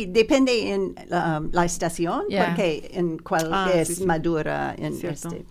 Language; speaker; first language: Spanish; non-native, learner; English